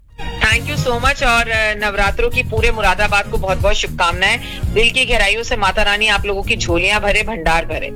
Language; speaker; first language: Hindi; native; Hindi